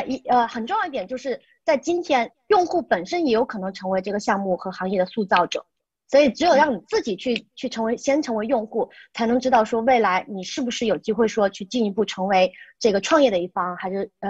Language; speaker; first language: Chinese; native; Chinese